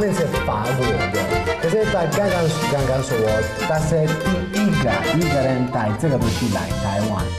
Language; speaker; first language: Chinese; non-native, learner; Italian